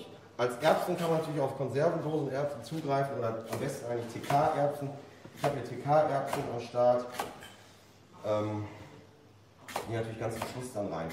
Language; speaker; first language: German; native; German